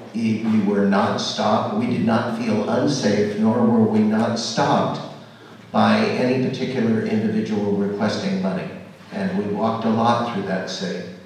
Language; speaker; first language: English; native; English